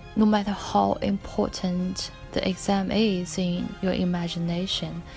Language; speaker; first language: English; non-native, fluent; Chinese